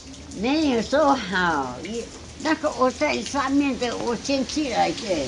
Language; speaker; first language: Chinese; non-native, local second language; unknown